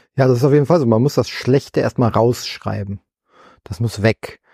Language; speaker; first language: German; native; German